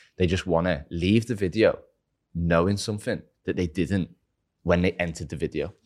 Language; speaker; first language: English; native; English